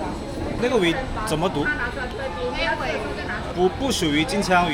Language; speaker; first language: Chinese; non-native, fluent; Korean